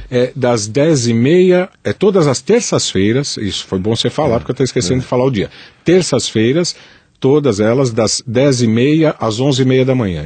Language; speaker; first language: Portuguese; native; Portuguese